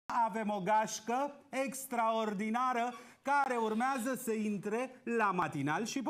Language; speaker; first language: Romanian; native; Romanian